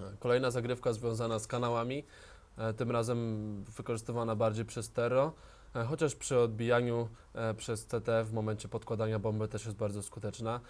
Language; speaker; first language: Polish; native; Polish